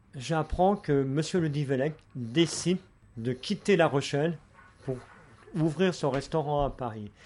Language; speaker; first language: French; native; French